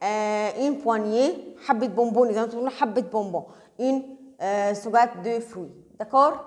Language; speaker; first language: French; non-native, local second language; Arabic